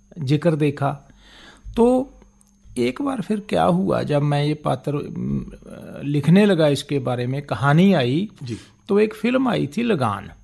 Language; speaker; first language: Hindi; non-native, local second language; Punjabi